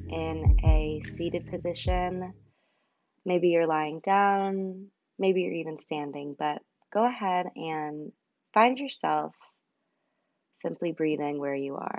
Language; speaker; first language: English; native; English